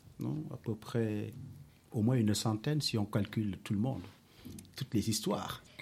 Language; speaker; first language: French; non-native, local second language; Wolof